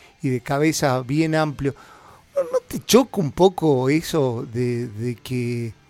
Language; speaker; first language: Spanish; native; Spanish